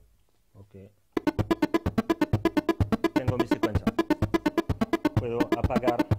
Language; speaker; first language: Spanish; non-native, fluent; French